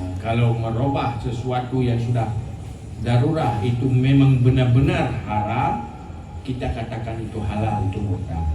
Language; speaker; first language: Malay; non-native, local second language; Achinese